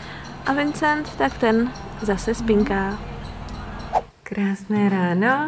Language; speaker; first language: Czech; native; Czech